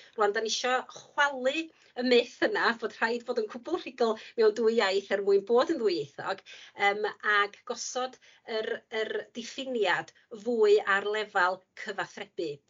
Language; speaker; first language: Welsh; native; Welsh